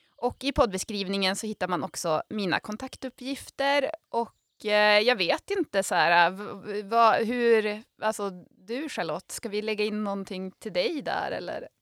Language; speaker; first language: Swedish; native; Swedish